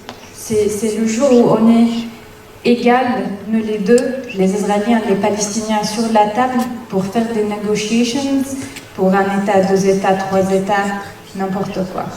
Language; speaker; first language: French; non-native, fluent; Arabic